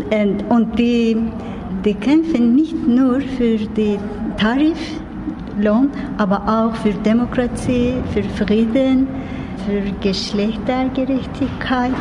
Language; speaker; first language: German; non-native, learner; Turkish